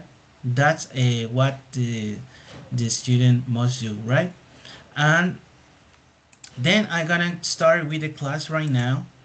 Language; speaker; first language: English; non-native, fluent; Spanish